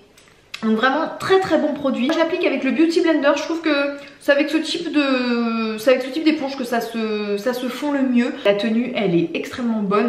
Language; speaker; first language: French; native; French